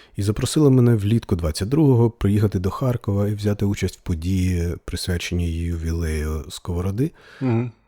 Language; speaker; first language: Ukrainian; non-native, local second language; Russian